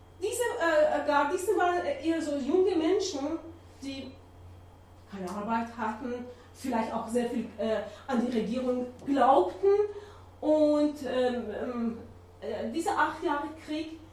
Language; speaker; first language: German; non-native, learner; Persian